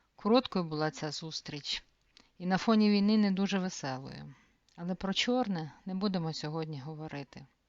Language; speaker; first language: Ukrainian; native; Ukrainian